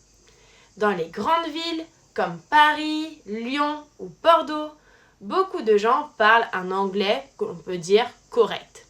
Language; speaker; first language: French; native; French